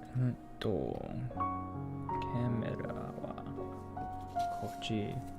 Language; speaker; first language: Japanese; non-native, learner; English